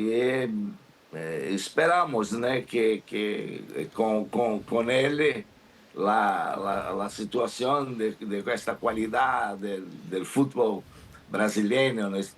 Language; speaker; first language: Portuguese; non-native, learner; Spanish